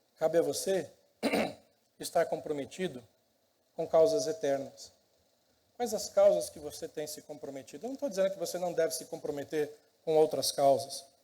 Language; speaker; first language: Portuguese; native; Portuguese